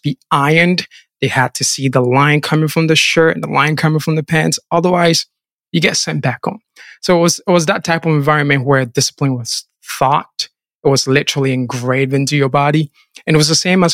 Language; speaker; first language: English; non-native, local second language; Akan